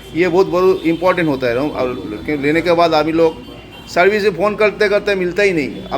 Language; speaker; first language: Hindi; non-native, local second language; Bangla